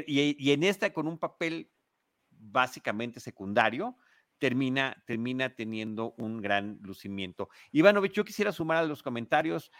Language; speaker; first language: Spanish; native; Spanish